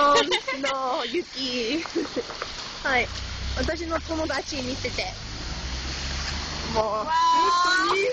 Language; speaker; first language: Japanese; non-native, learner; English